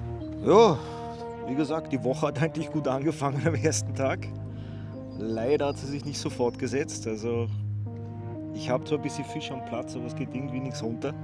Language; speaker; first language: German; native; German